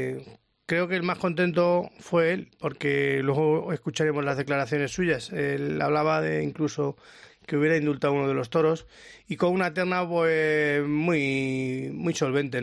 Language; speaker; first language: Spanish; native; Spanish